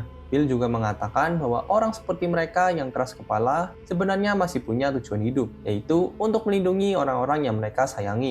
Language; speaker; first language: Indonesian; native; Indonesian